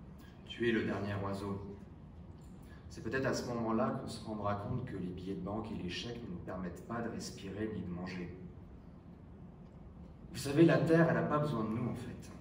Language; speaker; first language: French; native; French